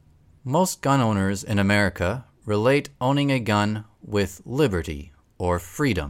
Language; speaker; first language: English; native; English